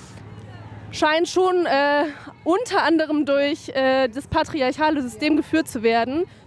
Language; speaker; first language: German; native; German